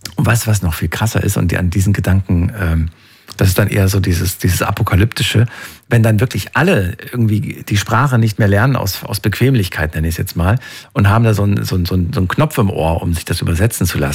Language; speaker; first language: German; native; German